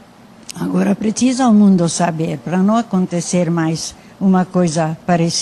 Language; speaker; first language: Portuguese; non-native, learner; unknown